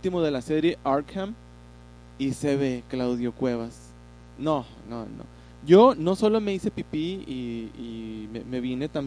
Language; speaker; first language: Spanish; native; Spanish